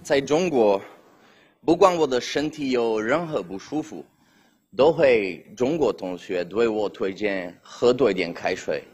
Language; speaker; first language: Chinese; non-native, fluent; Italian